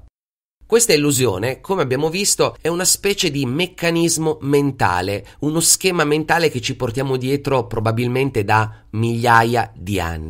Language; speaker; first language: Italian; native; Italian